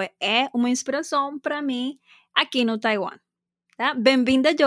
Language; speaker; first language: Portuguese; non-native, fluent; Spanish